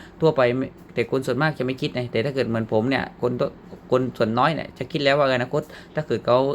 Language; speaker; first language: Thai; native; Thai